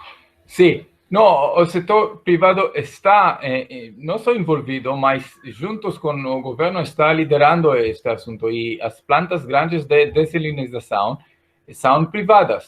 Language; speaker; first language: Portuguese; non-native, fluent; Hebrew